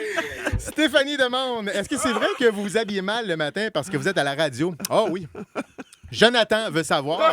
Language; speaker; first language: French; native; French